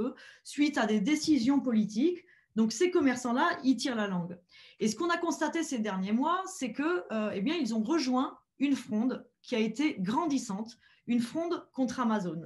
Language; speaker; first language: French; native; French